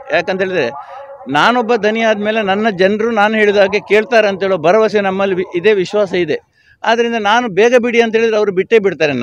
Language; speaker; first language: Kannada; native; Kannada